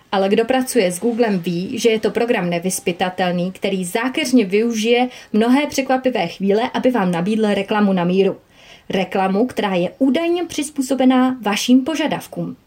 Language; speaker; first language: Czech; native; Czech